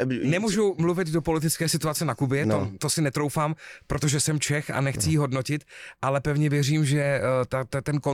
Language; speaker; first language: Czech; native; Czech